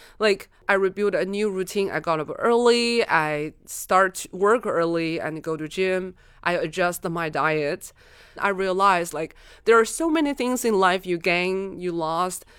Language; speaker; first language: English; non-native, fluent; Chinese